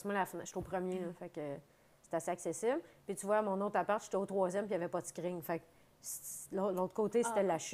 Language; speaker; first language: French; native; French